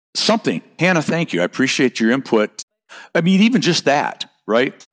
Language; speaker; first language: English; native; English